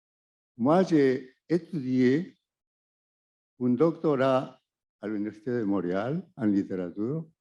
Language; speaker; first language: French; non-native, fluent; Spanish